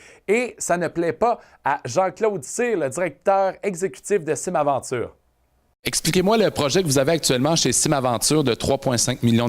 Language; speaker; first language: French; native; French